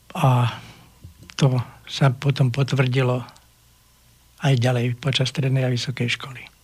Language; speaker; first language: Slovak; native; Slovak